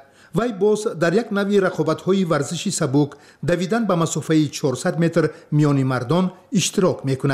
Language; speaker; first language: Persian; native; Persian